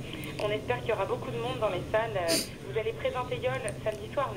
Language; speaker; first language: French; native; French